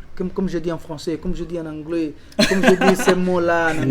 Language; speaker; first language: French; non-native, learner; Portuguese